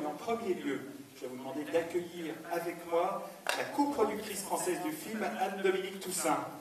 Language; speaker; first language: French; native; French